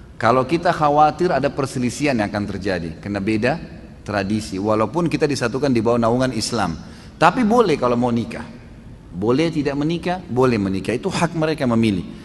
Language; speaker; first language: Indonesian; native; Indonesian